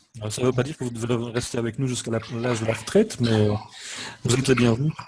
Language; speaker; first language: French; native; French